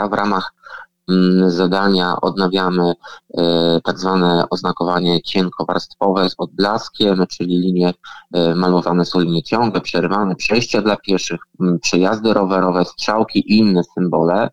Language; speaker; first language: Polish; native; Polish